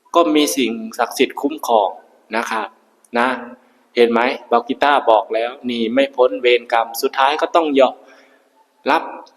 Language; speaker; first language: Thai; native; Thai